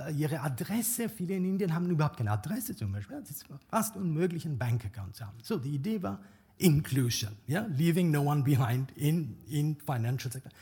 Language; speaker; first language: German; non-native, fluent; Bangla